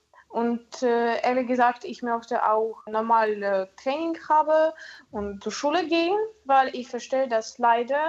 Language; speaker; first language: German; non-native, learner; Ukrainian